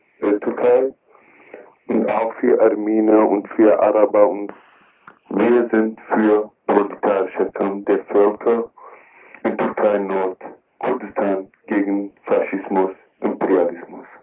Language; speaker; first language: German; non-native, learner; Kurdish